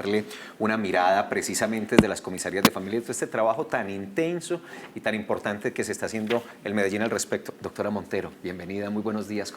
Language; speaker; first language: Spanish; native; Spanish